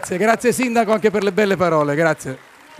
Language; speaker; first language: Italian; native; Italian